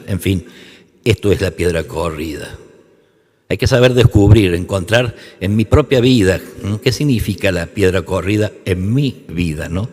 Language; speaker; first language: Spanish; native; Spanish